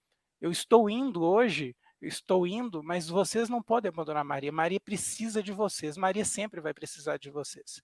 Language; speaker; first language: Portuguese; native; Portuguese